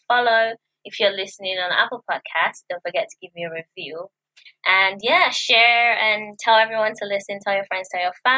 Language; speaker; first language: English; non-native, local second language; Yoruba